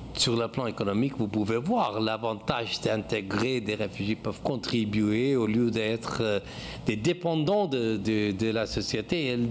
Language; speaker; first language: French; non-native, fluent; English